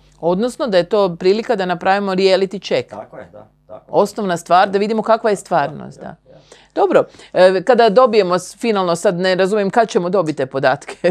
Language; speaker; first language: Croatian; native; Croatian